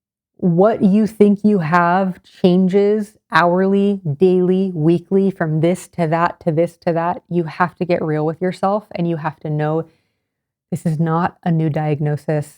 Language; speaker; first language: English; native; English